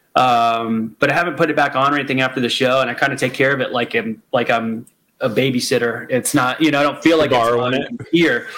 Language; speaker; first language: English; native; English